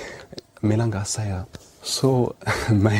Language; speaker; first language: Icelandic; non-native, learner; English